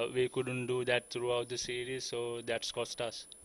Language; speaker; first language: English; non-native, local second language; Sinhala